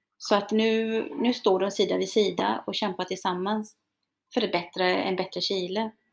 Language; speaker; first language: Swedish; early bilingual, other home language; Spanish